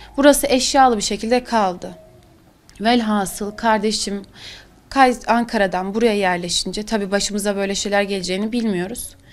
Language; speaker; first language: Turkish; native; Turkish